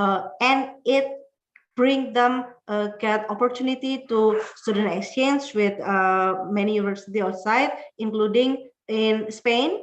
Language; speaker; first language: English; non-native, fluent; Indonesian